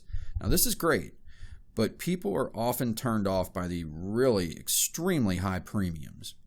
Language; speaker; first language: English; native; English